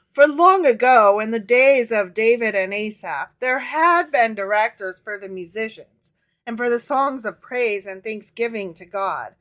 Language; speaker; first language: English; native; English